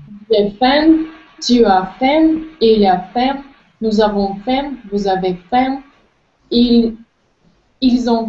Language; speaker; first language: French; non-native, learner; Russian